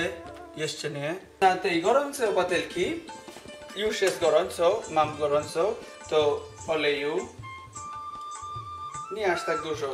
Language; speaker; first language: Polish; non-native, learner; Bangla